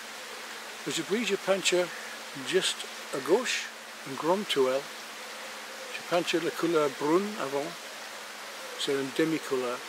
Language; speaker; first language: French; non-native, learner; English